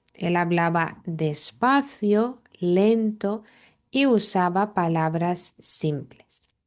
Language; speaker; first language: Spanish; non-native, fluent; Lithuanian